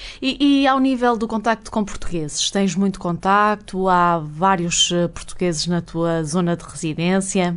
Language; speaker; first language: Portuguese; native; Portuguese